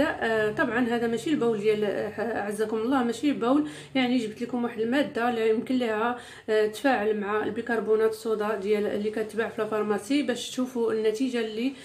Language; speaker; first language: Arabic; native; Arabic